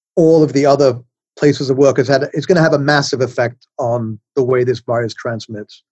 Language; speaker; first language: English; native; English